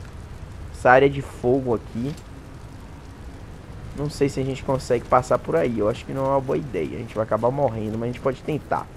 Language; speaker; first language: Portuguese; native; Portuguese